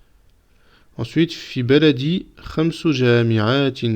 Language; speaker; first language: Arabic; non-native, fluent; French